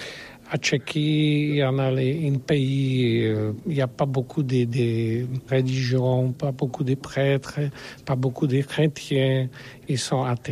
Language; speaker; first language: French; non-native, learner; Polish